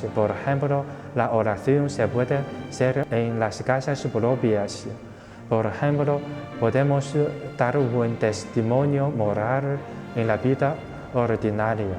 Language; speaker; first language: Spanish; non-native, fluent; Chinese